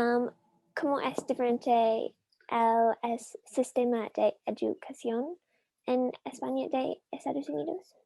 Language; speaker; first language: Spanish; non-native, learner; English